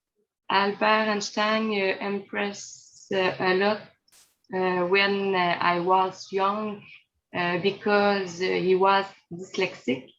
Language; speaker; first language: English; non-native, learner; French